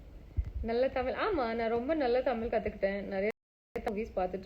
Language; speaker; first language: Tamil; non-native, fluent; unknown